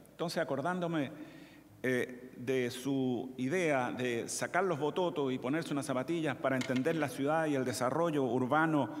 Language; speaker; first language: Spanish; native; Spanish